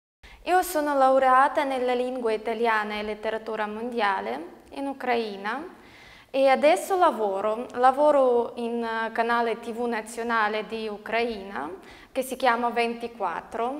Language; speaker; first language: Italian; non-native, fluent; Ukrainian